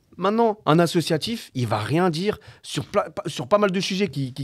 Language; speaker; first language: French; native; French